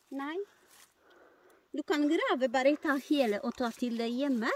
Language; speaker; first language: Norwegian; non-native, learner; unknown